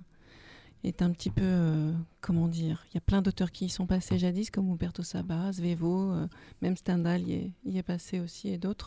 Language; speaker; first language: French; native; French